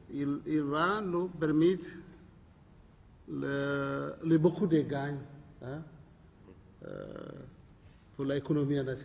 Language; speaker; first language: French; non-native, learner; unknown